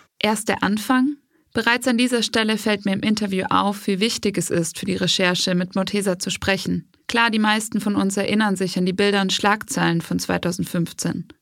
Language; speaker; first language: German; native; German